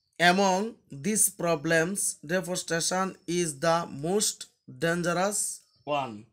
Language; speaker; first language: English; non-native, local second language; Bangla